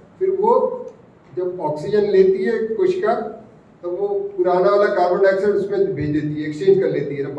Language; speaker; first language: Hindi; non-native, local second language; Marathi